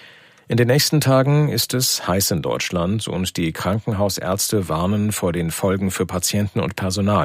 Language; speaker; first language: German; native; German